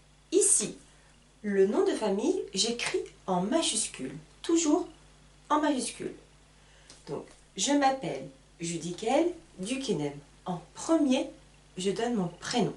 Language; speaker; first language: French; native; French